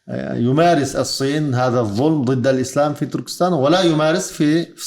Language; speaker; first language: Arabic; non-native, fluent; Uyghur